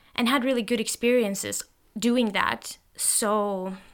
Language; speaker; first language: English; non-native, fluent; Norwegian